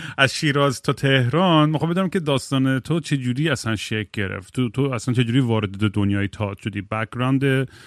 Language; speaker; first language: Persian; early bilingual, heritage; Persian